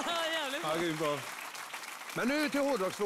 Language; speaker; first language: Swedish; native; Swedish